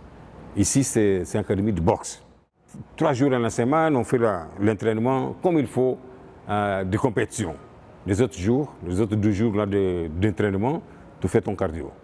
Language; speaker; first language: French; non-native, fluent; Portuguese